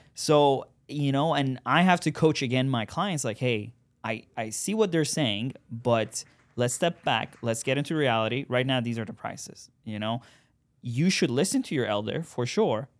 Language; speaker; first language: English; non-native, fluent; Persian